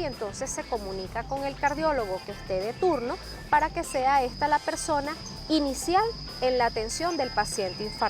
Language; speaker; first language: Spanish; native; Spanish